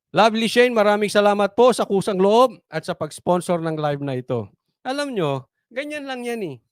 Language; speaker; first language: Filipino; native; Filipino